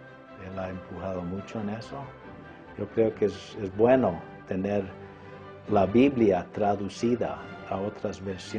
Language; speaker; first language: Spanish; early bilingual, other home language; English